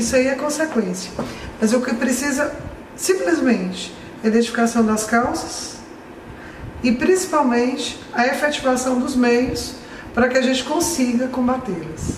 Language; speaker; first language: Portuguese; native; Portuguese